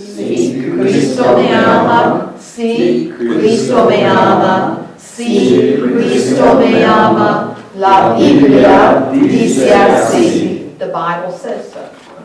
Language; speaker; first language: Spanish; non-native, fluent; English